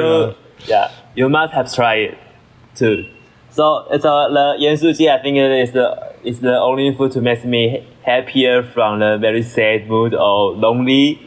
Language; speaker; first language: English; non-native, learner; Chinese